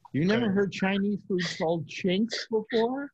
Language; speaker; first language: English; native; English